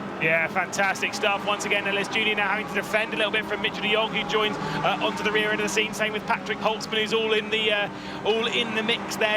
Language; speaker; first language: English; native; English